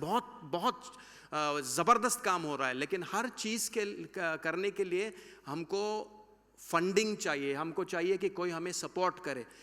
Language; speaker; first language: Hindi; non-native, local second language; Marathi